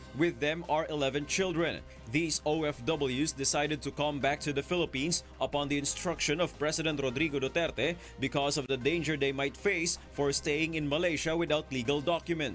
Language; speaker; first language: English; non-native, local second language; Filipino